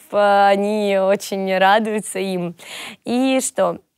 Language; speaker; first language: Russian; native; Russian